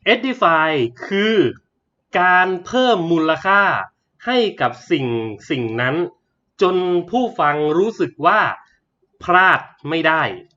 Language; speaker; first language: Thai; native; Thai